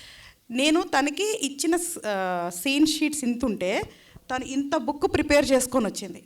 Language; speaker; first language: Telugu; native; Telugu